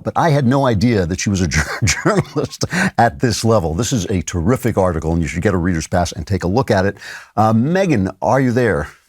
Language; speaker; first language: English; native; English